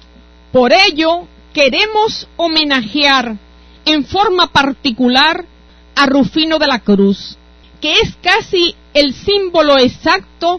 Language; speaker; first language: Spanish; native; Spanish